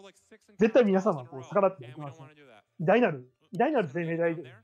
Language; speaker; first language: Japanese; native; Japanese